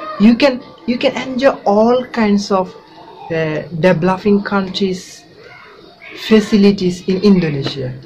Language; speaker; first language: English; non-native, learner; Bangla